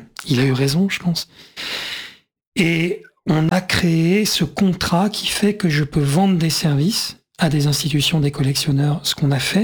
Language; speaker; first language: French; native; French